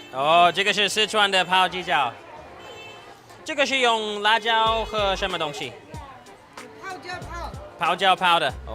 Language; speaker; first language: Chinese; non-native, learner; English